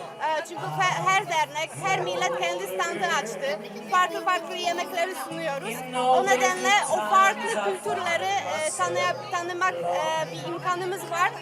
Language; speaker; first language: Turkish; non-native, fluent; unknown